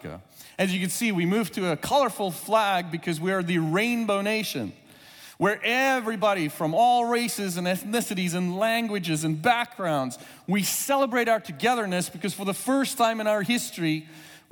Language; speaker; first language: English; non-native, local second language; Afrikaans